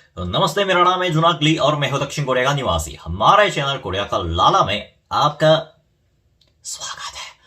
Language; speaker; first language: Hindi; non-native, fluent; Korean